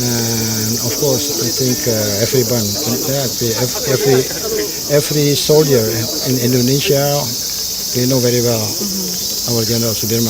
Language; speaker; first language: English; non-native, learner; Indonesian